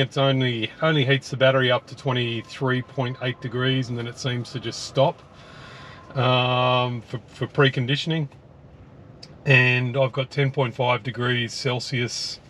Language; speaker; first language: English; native; English